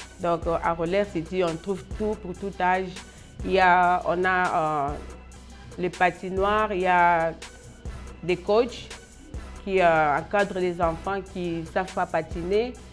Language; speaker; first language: French; non-native, local second language; Lingala